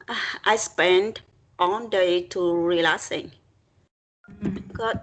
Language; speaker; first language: English; non-native, learner; Vietnamese